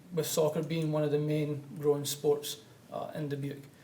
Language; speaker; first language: English; native; English